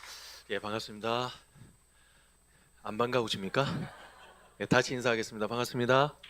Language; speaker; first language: Korean; native; Korean